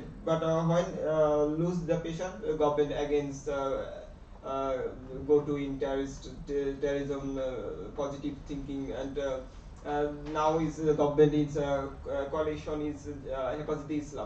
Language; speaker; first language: English; non-native, learner; Bangla